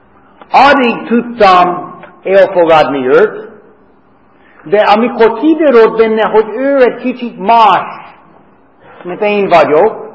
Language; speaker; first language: Hungarian; non-native, fluent; English